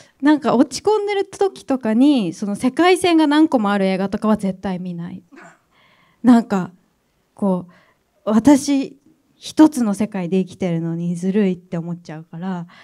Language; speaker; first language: Japanese; native; Japanese